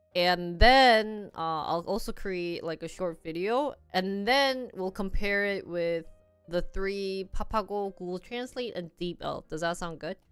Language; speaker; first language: English; non-native, fluent; Korean